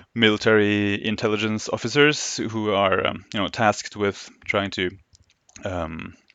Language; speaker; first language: English; non-native, fluent; Norwegian